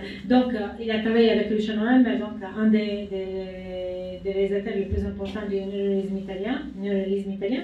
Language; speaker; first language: French; non-native, fluent; Italian